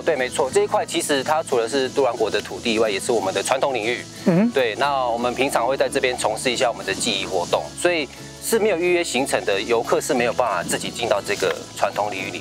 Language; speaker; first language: Chinese; native; Chinese